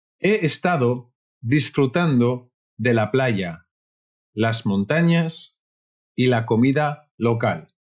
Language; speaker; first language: Spanish; native; Spanish